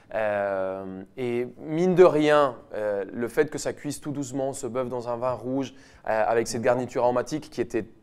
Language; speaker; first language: French; non-native, fluent; Spanish